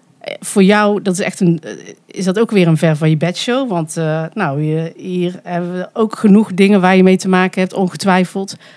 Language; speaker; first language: Dutch; native; Dutch